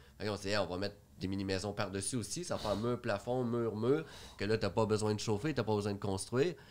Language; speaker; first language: French; native; French